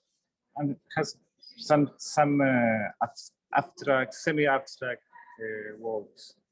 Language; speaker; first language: English; non-native, learner; Spanish